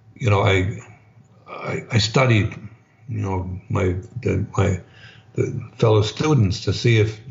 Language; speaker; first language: English; non-native, fluent; German